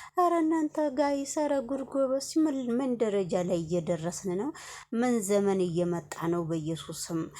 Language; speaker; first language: Amharic; native; Amharic